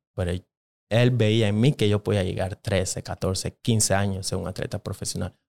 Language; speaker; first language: Spanish; non-native, local second language; Jamaican Creole English